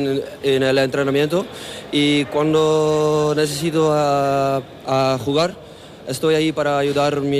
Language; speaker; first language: Spanish; non-native, learner; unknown